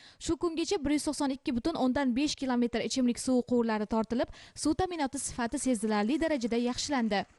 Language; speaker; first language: Uzbek; native; Uzbek